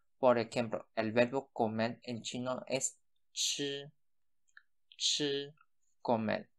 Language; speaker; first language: Spanish; non-native, fluent; Chinese